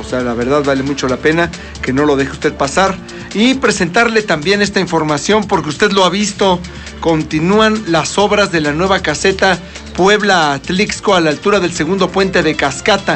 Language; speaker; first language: Spanish; native; Spanish